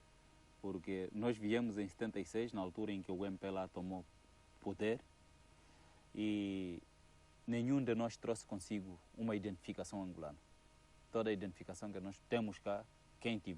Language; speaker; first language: Portuguese; native; Portuguese